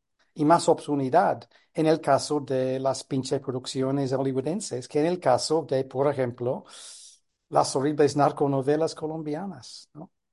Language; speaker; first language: Spanish; non-native, fluent; English